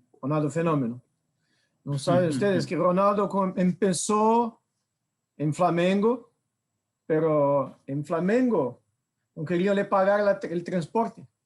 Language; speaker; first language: Spanish; non-native, fluent; Portuguese